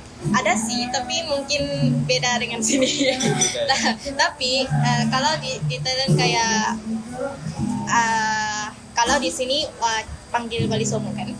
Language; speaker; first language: Indonesian; non-native, learner; Thai